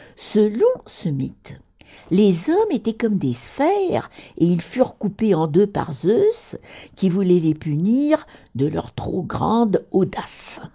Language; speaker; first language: French; non-native, fluent; Russian